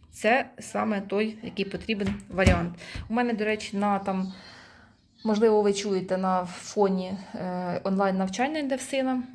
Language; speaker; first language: Ukrainian; non-native, local second language; Russian